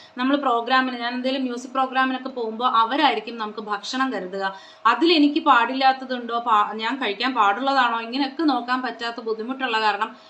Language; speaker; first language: Malayalam; non-native, local second language; Konkani